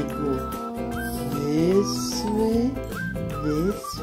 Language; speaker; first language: English; native; English